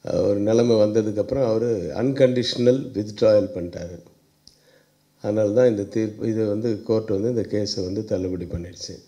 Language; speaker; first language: Tamil; native; Tamil